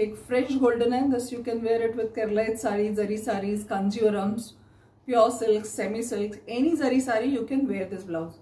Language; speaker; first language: Hindi; non-native, local second language; Marathi